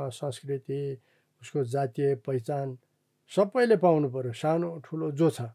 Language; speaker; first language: Nepali; non-native, local second language; Eastern Tamang